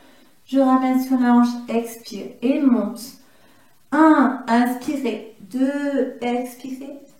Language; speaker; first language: French; native; French